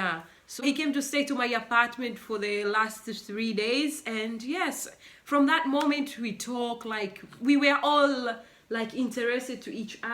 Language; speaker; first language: English; non-native, local second language; Swahili